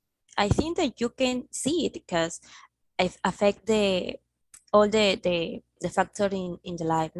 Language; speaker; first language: English; non-native, learner; Spanish